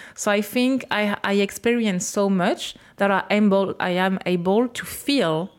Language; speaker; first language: English; non-native, fluent; French